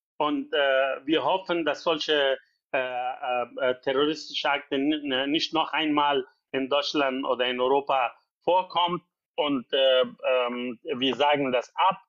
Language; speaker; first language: German; non-native, learner; Persian